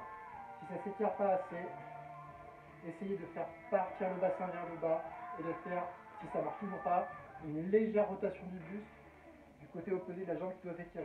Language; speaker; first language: French; native; French